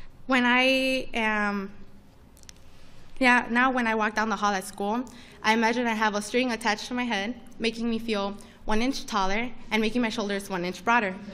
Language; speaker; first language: English; early bilingual, other home language; Spanish